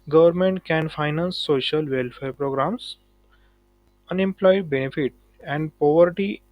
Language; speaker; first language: English; non-native, local second language; Marathi